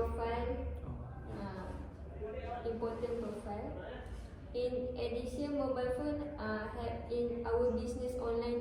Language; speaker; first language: English; non-native, learner; Malay